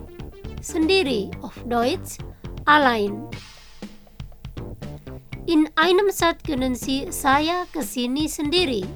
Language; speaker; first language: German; non-native, fluent; Indonesian